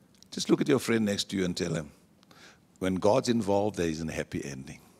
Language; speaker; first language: English; non-native, local second language; Afrikaans